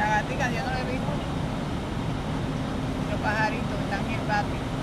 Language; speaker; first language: Spanish; native; Spanish